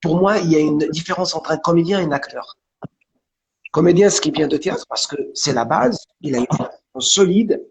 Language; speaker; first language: French; non-native, local second language; Arabic